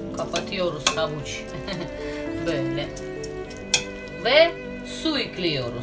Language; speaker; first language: Turkish; non-native, learner; Russian